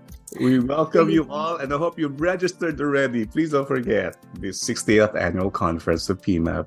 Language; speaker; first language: English; non-native, local second language; Filipino